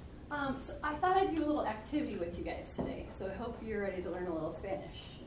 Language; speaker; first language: English; native; English